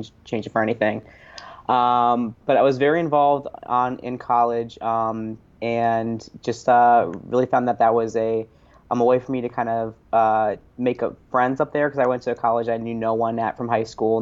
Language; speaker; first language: English; native; English